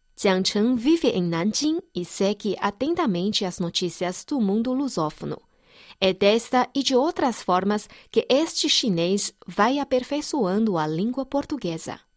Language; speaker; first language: Portuguese; non-native, fluent; Chinese